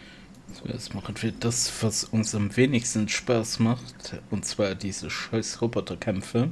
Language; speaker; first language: German; non-native, local second language; Luxembourgish